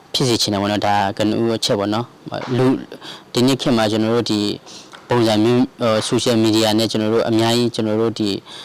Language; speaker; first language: Burmese; non-native, local second language; S'gaw Karen